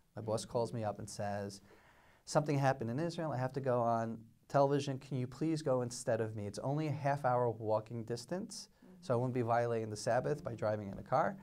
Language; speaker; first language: English; native; English